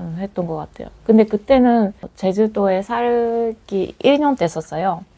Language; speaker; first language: Korean; non-native, fluent; Japanese